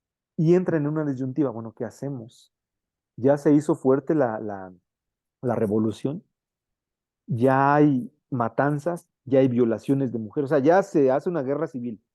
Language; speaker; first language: Spanish; native; Spanish